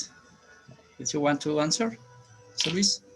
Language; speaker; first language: English; non-native, learner; Spanish